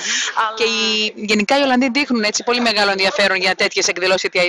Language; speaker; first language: Greek; native; Greek